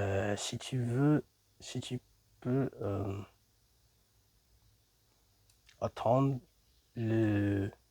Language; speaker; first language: French; non-native, learner; English